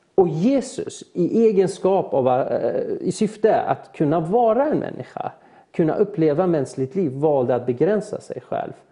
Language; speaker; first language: Swedish; early bilingual, other home language; Persian